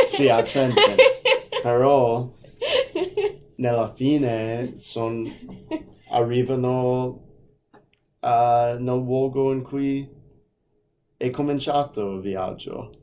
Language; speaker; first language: Italian; non-native, fluent; English